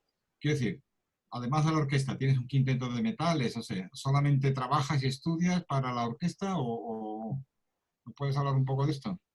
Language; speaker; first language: Spanish; native; Spanish